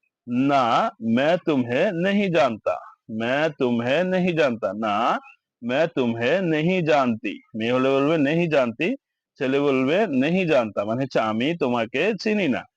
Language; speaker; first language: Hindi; non-native, fluent; Bangla